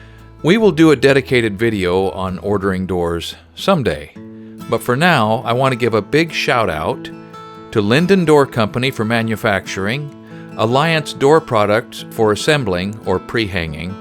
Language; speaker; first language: English; native; English